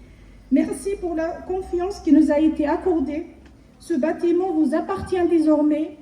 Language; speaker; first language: French; native; French